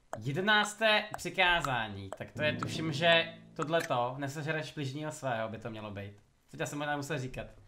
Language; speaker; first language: Czech; native; Czech